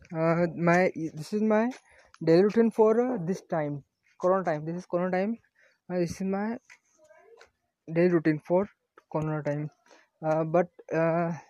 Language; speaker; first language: English; non-native, learner; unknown